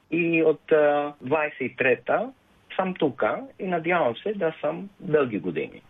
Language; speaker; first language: Bulgarian; non-native, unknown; Greek